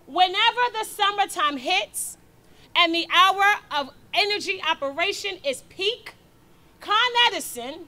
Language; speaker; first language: English; native; English